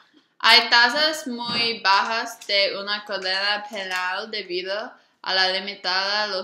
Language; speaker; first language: Spanish; non-native, learner; English